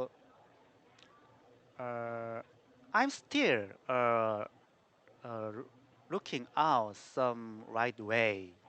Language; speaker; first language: English; non-native, learner; Korean